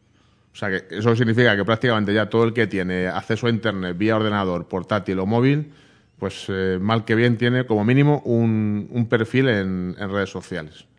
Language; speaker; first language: Spanish; native; Spanish